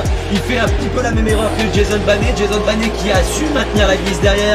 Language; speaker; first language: French; native; French